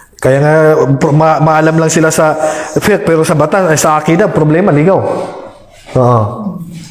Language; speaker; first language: Filipino; non-native, local second language; Maranao